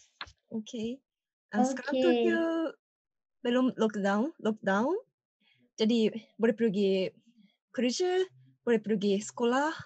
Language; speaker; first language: Indonesian; non-native, learner; Japanese